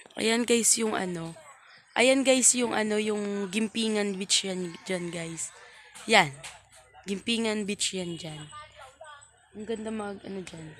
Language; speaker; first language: Filipino; non-native, local second language; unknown